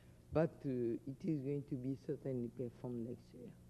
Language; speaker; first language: English; non-native, fluent; French